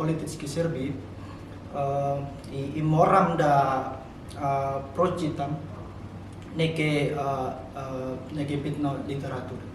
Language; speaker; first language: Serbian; non-native, learner; Indonesian